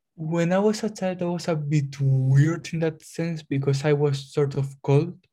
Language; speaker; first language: English; non-native, fluent; Spanish